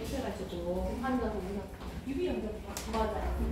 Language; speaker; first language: Korean; native; Korean